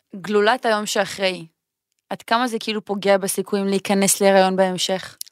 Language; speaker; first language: Hebrew; native; Hebrew